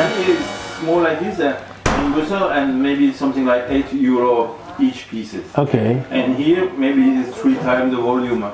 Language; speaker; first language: English; non-native, local second language; French